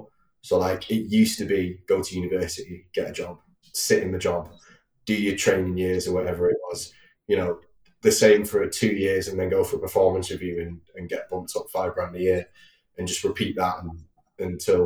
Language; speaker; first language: English; native; English